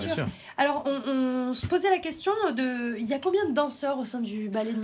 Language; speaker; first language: French; native; French